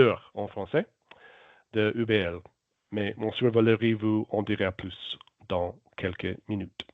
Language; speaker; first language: French; non-native, local second language; German